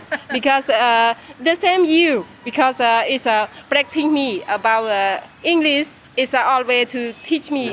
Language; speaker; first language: English; non-native, learner; Khmer